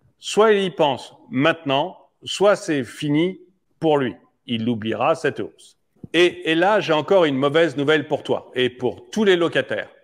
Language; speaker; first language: French; native; French